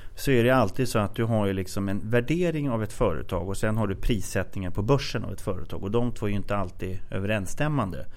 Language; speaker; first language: Swedish; native; Swedish